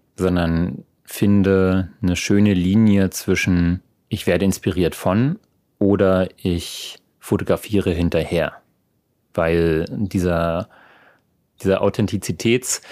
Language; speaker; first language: German; native; German